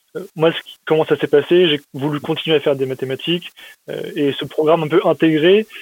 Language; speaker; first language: French; native; French